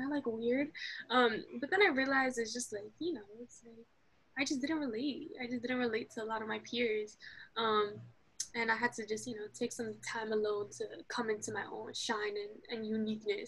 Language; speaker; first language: English; early bilingual, other home language; Arabic